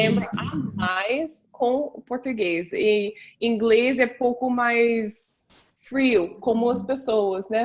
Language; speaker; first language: Portuguese; non-native, fluent; English